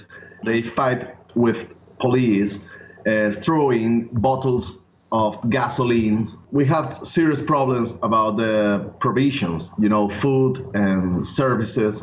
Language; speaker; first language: English; non-native, learner; Spanish